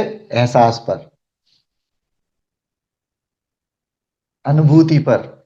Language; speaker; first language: Hindi; native; Hindi